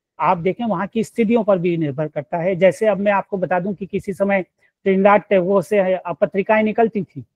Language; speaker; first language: Hindi; native; Hindi